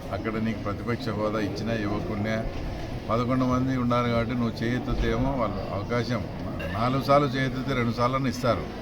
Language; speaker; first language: Telugu; native; Telugu